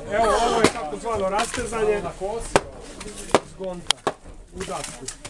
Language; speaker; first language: Croatian; native; Croatian